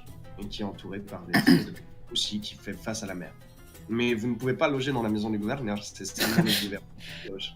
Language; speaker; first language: French; native; French